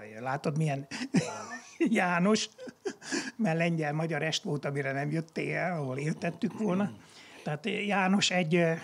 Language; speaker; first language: Hungarian; native; Hungarian